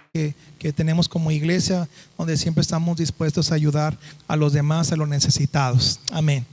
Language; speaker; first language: Spanish; native; Spanish